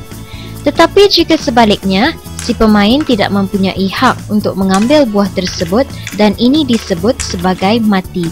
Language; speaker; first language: Malay; native; Malay